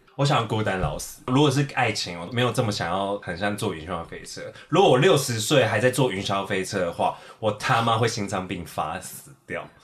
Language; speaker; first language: Chinese; native; Chinese